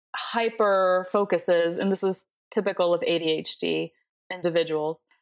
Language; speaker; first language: English; early bilingual, other home language; Spanish